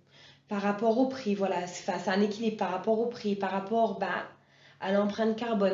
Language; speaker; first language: French; native; French